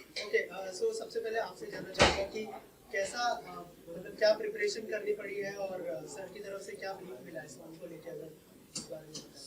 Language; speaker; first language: Hindi; native; Hindi